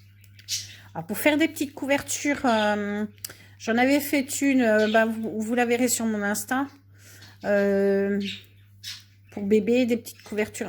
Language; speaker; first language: French; native; French